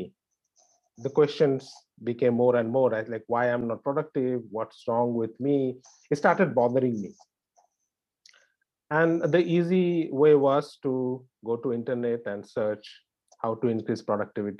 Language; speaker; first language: English; non-native, local second language; Bangla